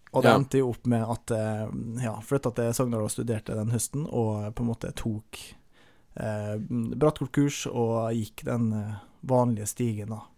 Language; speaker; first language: Norwegian; native; Norwegian